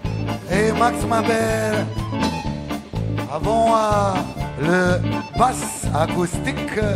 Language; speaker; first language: French; non-native, learner; Italian